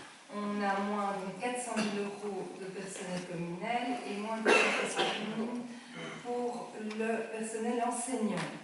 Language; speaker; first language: French; native; French